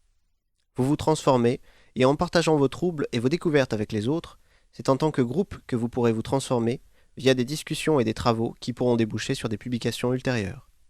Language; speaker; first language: French; native; French